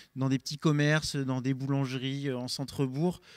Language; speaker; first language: French; native; French